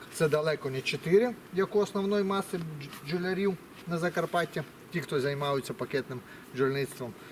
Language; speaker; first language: Ukrainian; non-native, local second language; Russian